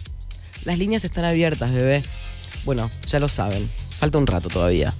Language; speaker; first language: Spanish; native; Spanish